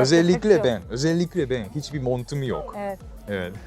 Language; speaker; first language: Turkish; non-native, fluent; Japanese